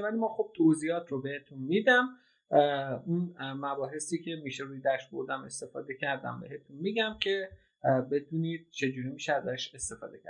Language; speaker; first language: Persian; native; Persian